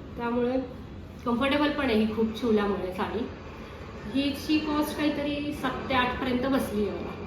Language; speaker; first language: Marathi; non-native, local second language; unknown